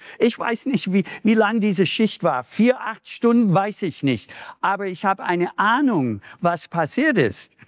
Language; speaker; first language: German; non-native, fluent; English